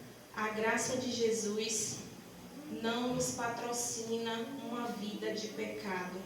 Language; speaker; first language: Portuguese; native; Portuguese